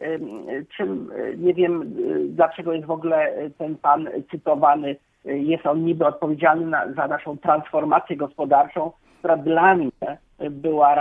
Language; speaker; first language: Polish; native; Polish